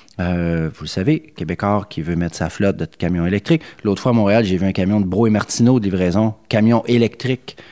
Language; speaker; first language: French; native; French